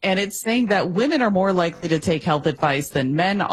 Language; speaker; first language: English; native; English